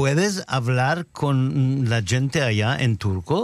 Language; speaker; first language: Spanish; early bilingual, heritage; Ladino